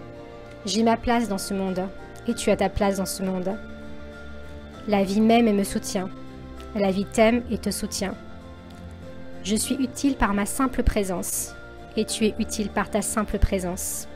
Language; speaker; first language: French; native; French